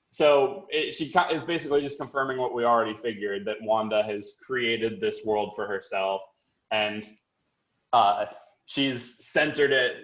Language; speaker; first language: English; native; English